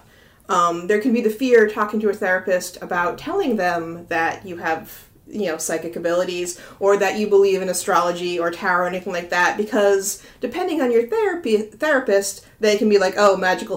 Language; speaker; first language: English; native; English